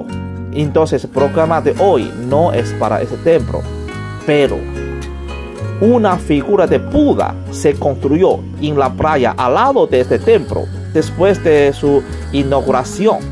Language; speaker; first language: Spanish; non-native, learner; Chinese